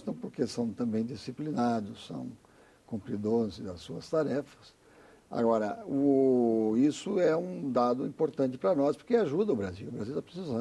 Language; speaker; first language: Portuguese; native; Portuguese